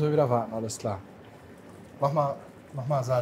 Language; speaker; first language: German; native; German